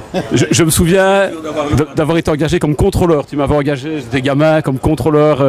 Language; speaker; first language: French; native; French